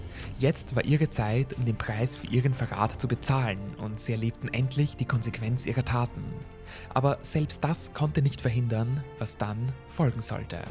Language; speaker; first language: German; native; German